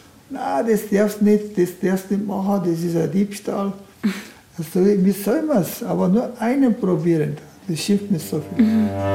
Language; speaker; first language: German; non-native, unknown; Turkish